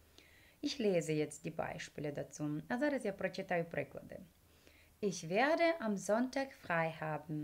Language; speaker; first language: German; non-native, fluent; Ukrainian